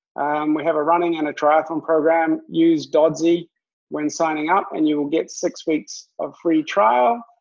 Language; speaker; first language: English; native; English